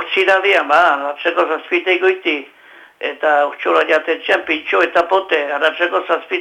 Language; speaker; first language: Basque; native; Basque